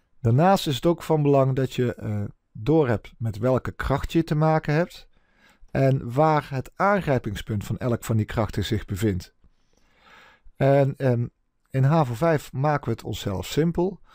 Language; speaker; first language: Dutch; native; Dutch